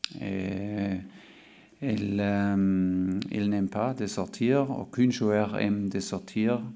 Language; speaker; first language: French; non-native, fluent; German